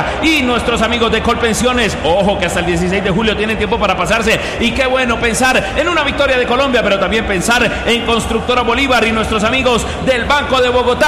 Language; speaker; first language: Spanish; native; Spanish